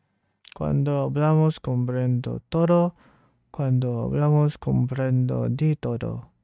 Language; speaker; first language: Spanish; non-native, learner; English